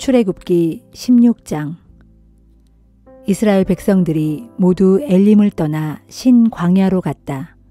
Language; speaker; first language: Korean; native; Korean